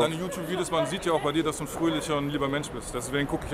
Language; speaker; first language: German; native; German